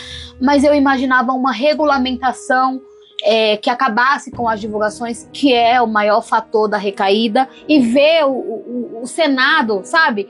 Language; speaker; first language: Portuguese; native; Portuguese